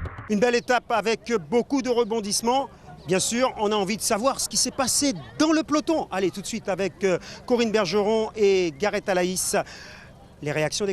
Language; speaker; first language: French; native; French